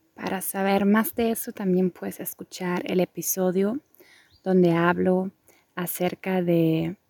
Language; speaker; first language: Spanish; non-native, fluent; German